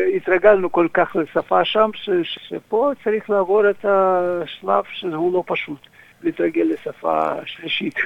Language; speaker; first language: Hebrew; non-native, fluent; Russian